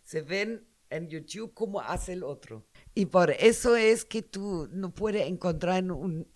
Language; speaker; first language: Spanish; non-native, learner; German